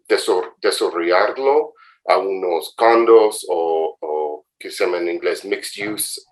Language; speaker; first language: Spanish; non-native, fluent; English